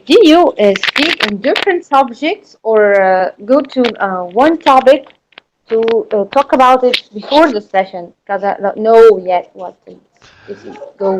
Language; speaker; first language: English; non-native, learner; Arabic